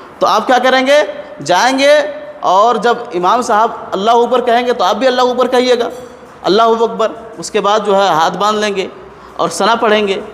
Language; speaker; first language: Urdu; native; Urdu